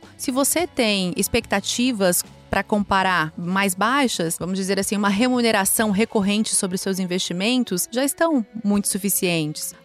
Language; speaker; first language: Portuguese; native; Portuguese